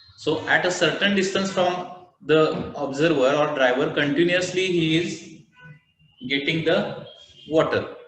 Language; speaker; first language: Hindi; non-native, local second language; Marathi